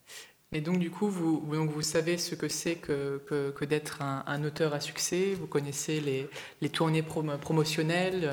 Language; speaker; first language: French; native; French